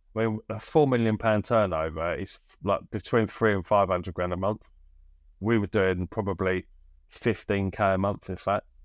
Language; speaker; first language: English; native; English